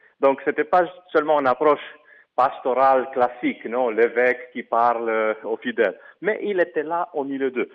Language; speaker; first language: French; non-native, fluent; Romanian